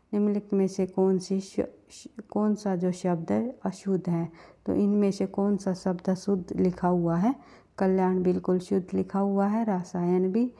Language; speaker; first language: Hindi; native; Hindi